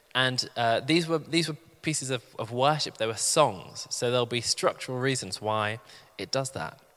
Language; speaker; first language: English; native; English